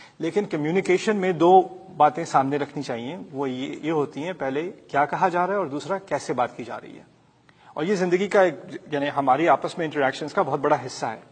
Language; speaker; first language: Urdu; early bilingual, heritage; Urdu